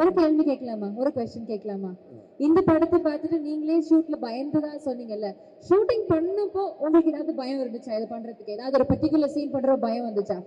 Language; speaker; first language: Tamil; native; Tamil